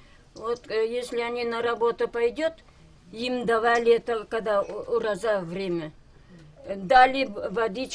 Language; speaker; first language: Russian; non-native, local second language; Crimean Tatar